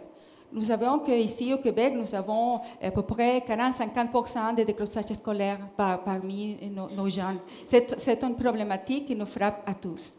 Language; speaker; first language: French; non-native, fluent; Spanish